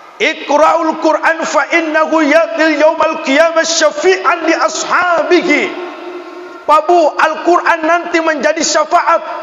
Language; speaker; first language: Malay; non-native, local second language; Buginese